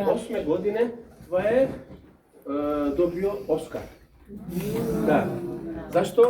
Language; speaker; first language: Bulgarian; non-native, learner; Serbian